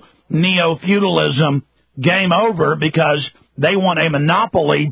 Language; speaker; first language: English; native; English